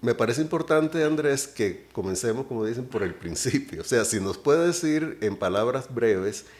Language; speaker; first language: Spanish; native; Spanish